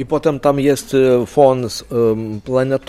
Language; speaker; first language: Polish; non-native, learner; Lithuanian